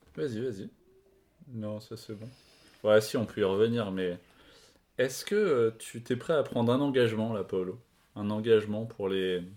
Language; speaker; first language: French; native; French